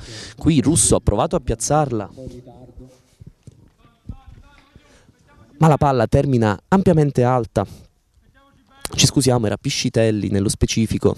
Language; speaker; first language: Italian; native; Italian